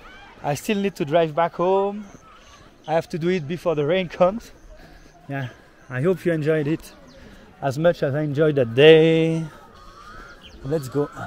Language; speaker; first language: English; non-native, fluent; French